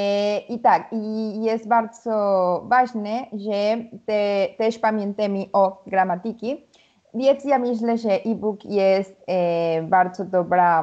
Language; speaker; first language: Polish; non-native, learner; Spanish